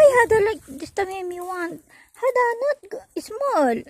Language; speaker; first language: English; non-native, learner; Filipino